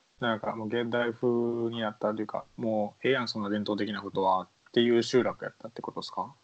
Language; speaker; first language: Japanese; native; Japanese